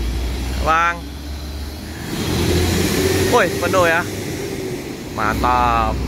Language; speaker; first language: Indonesian; native; Indonesian